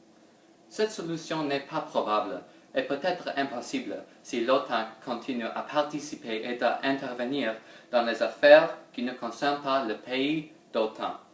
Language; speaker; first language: French; non-native, learner; English